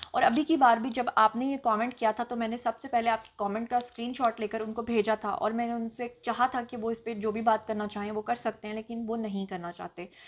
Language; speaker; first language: Urdu; non-native, local second language; Punjabi